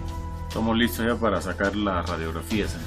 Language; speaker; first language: Spanish; native; Spanish